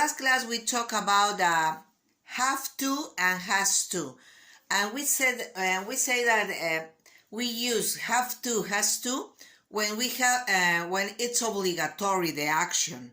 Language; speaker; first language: English; non-native, learner; Spanish